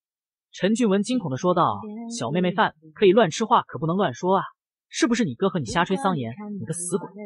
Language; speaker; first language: Chinese; native; Chinese